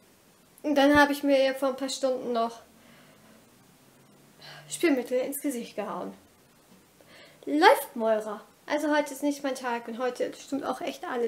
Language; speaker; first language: German; native; German